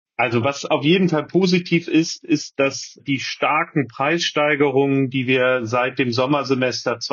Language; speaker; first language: German; native; German